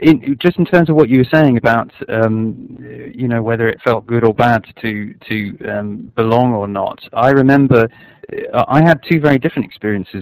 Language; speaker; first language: English; native; English